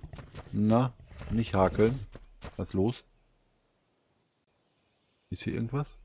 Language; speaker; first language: German; native; German